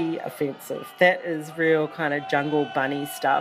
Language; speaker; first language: English; native; English